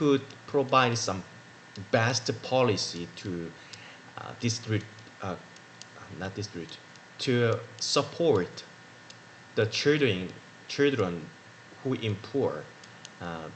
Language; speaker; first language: English; non-native, learner; Korean